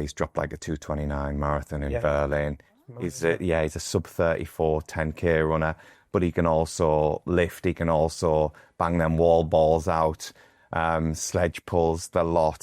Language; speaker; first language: English; native; English